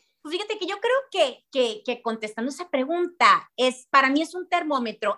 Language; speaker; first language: Spanish; native; Spanish